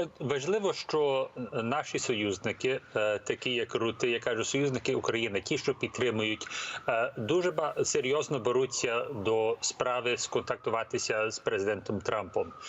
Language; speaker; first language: Ukrainian; early bilingual, heritage; English